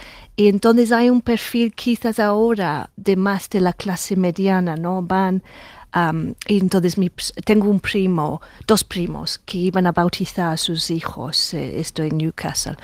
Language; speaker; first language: Spanish; non-native, fluent; English